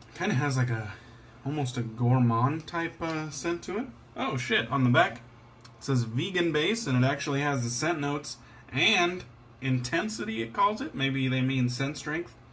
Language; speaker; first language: English; native; English